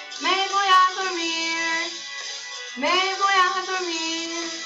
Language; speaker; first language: Spanish; non-native, learner; English